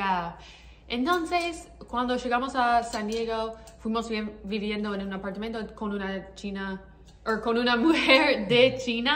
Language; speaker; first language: Spanish; non-native, learner; English